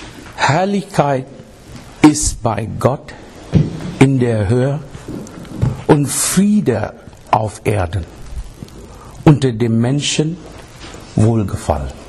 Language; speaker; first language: German; non-native, learner; English